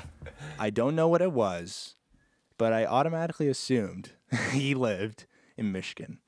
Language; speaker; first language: English; native; English